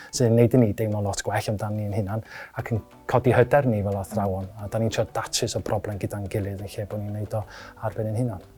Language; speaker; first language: Welsh; native; Welsh